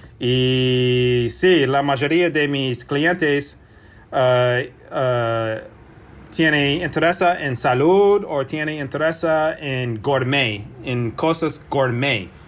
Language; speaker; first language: Spanish; non-native, learner; English